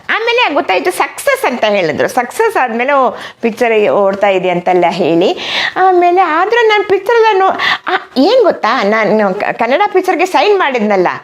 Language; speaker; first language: Kannada; non-native, fluent; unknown